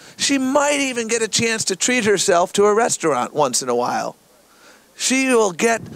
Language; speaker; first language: English; native; English